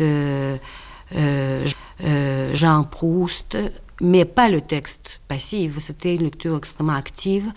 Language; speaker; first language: French; non-native, fluent; Russian